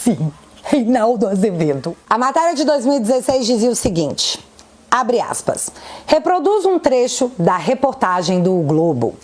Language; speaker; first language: Portuguese; native; Portuguese